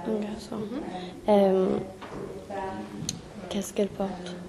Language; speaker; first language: French; non-native, learner; English